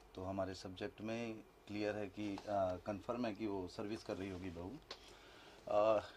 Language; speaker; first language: Hindi; native; Hindi